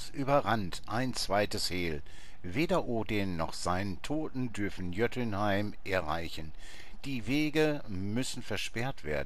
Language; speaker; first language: German; native; German